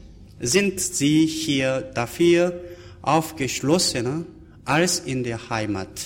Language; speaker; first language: German; non-native, fluent; Korean